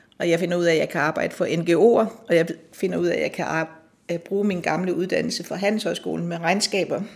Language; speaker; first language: Danish; native; Danish